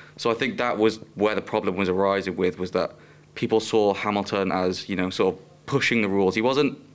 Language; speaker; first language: English; native; English